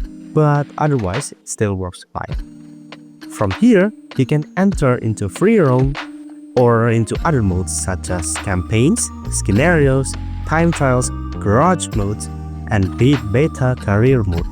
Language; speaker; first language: English; non-native, fluent; Indonesian